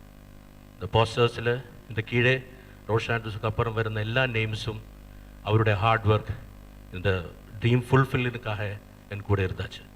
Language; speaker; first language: Tamil; non-native, learner; Malayalam